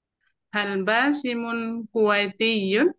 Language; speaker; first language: Arabic; non-native, learner; Indonesian